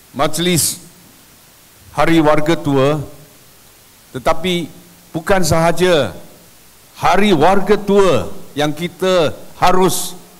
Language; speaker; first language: Malay; non-native, local second language; Chinese